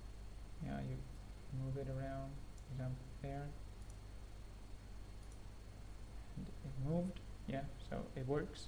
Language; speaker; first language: English; non-native, fluent; Spanish